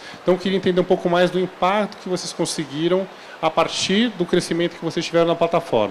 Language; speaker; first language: Portuguese; native; Portuguese